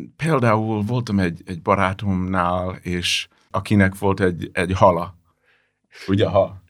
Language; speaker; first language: Hungarian; non-native, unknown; English